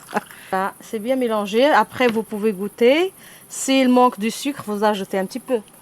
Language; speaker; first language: French; non-native, fluent; Arabic